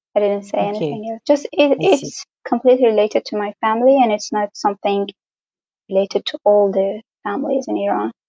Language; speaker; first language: English; non-native, fluent; Persian